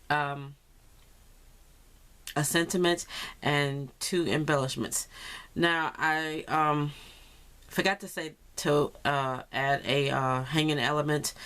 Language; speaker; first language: English; native; English